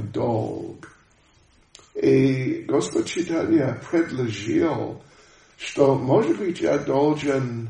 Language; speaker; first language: Russian; non-native, learner; English